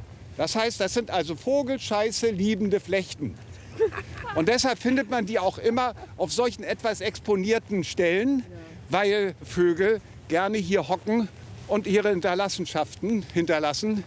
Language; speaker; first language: German; native; German